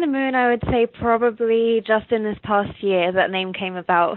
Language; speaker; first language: English; native; English